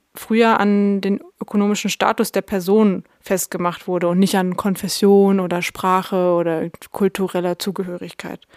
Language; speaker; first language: German; early bilingual, other home language; Russian